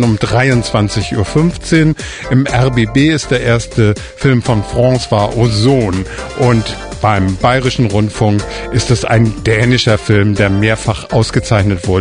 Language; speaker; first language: German; native; German